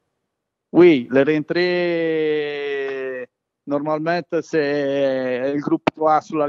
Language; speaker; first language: French; non-native, learner; Italian